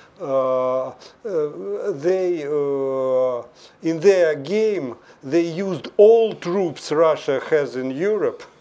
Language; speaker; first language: English; non-native, fluent; Russian